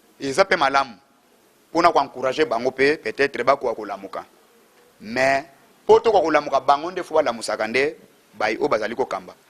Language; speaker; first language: Lingala; non-native, local second language; Kongo